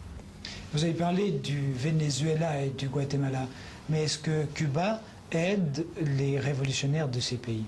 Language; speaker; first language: French; native; French